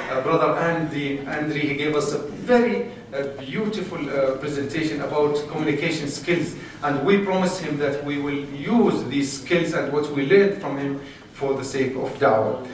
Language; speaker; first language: English; non-native, fluent; Arabic